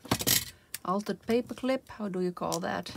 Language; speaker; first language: English; non-native, fluent; Dutch